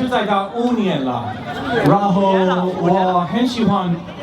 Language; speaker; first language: Chinese; non-native, learner; English